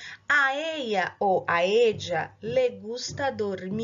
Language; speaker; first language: Spanish; non-native, fluent; Portuguese